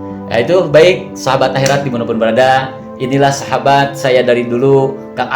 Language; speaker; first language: Indonesian; native; Indonesian